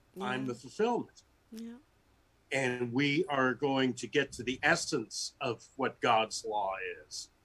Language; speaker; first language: English; native; English